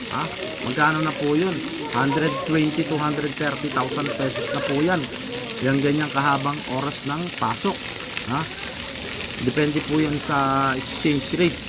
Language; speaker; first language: Filipino; native; Filipino